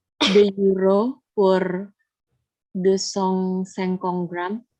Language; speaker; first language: French; non-native, learner; Indonesian